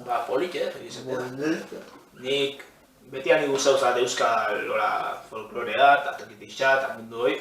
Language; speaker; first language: Basque; native; Basque